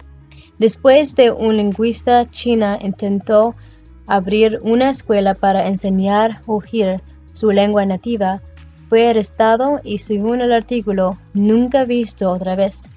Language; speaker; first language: Spanish; non-native, learner; English